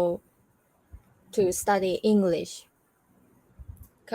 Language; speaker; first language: English; non-native, learner; Japanese